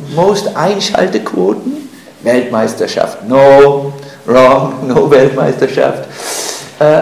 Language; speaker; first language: German; native; German